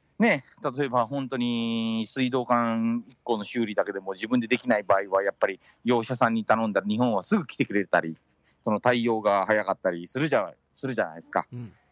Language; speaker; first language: Japanese; early bilingual, heritage; Japanese